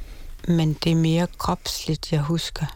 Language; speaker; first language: Danish; non-native, local second language; Kalaallisut